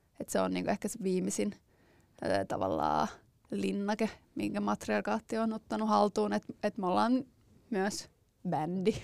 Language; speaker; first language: Finnish; native; Finnish